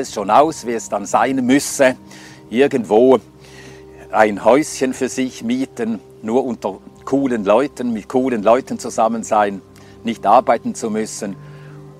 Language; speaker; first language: German; non-native, fluent; Swedish